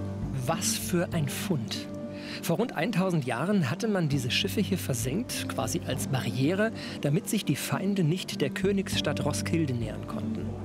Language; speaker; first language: German; native; German